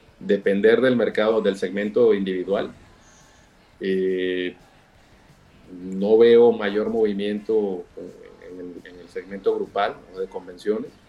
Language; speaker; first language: Spanish; native; Spanish